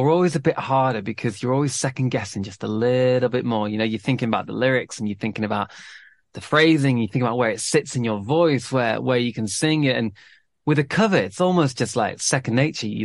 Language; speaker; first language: English; native; English